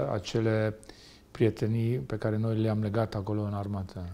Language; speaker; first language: Romanian; non-native, local second language; Hungarian